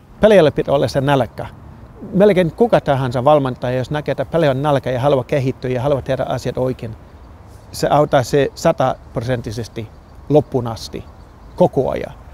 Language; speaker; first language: Finnish; non-native, fluent; English